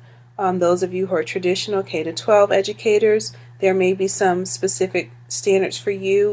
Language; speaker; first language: English; native; English